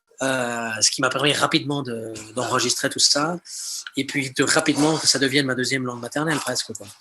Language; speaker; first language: French; early bilingual, heritage; French